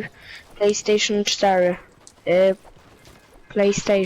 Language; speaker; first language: English; non-native, learner; Polish